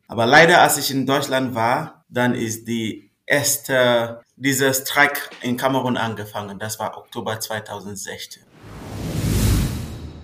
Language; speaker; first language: German; non-native, fluent; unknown